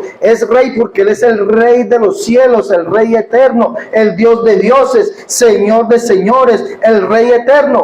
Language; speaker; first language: Spanish; native; Spanish